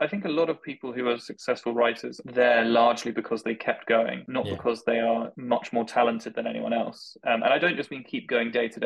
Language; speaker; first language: English; native; English